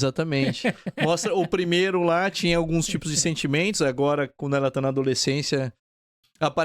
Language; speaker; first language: Portuguese; native; Portuguese